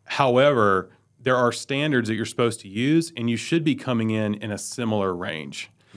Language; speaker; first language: English; native; English